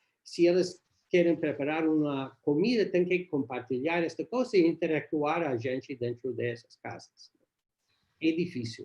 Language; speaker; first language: Portuguese; non-native, learner; English